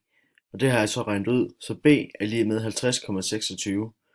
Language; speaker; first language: Danish; native; Danish